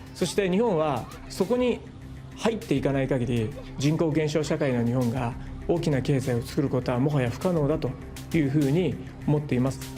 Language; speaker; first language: Japanese; native; Japanese